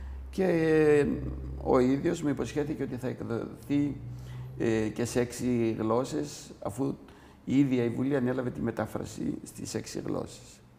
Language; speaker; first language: Greek; non-native, local second language; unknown